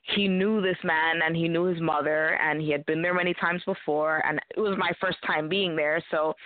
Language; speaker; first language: English; early bilingual, other home language; Spanish